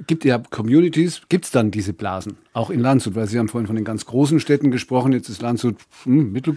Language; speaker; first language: German; native; German